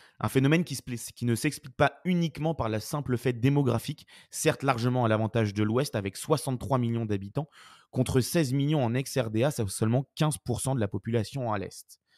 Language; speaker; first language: French; native; French